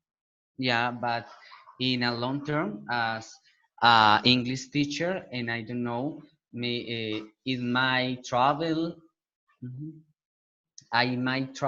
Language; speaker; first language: English; non-native, learner; Spanish